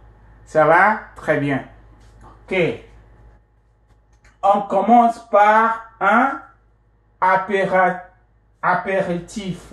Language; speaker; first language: French; non-native, fluent; English